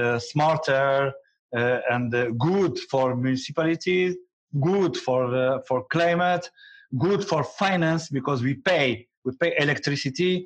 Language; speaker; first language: English; non-native, learner; Arabic